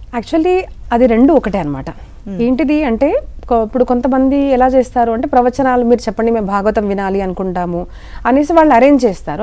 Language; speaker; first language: Telugu; non-native, local second language; Marathi